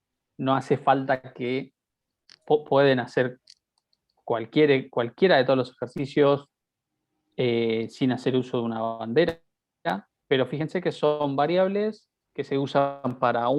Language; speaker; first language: Spanish; native; Spanish